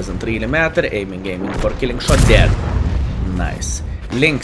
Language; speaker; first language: English; non-native, fluent; Lithuanian